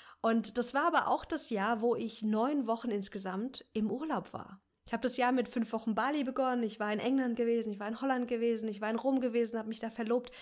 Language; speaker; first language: German; native; German